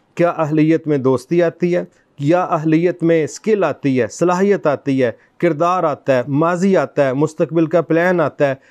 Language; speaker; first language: Urdu; non-native, local second language; Punjabi